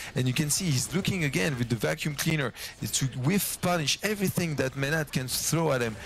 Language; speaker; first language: English; non-native, fluent; French